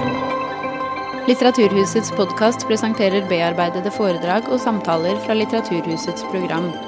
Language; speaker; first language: Norwegian; native; Norwegian